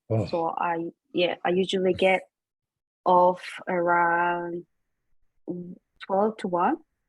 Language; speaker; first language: English; non-native, fluent; Korean